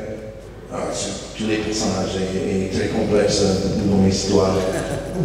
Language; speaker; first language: French; non-native, learner; English